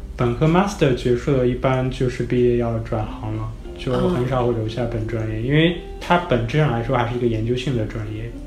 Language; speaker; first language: Chinese; native; Chinese